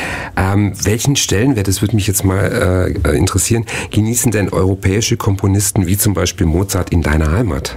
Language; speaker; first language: German; native; German